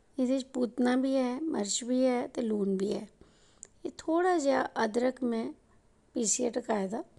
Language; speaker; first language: Punjabi; non-native, local second language; Dogri